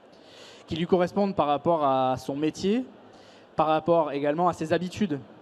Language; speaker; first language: French; native; French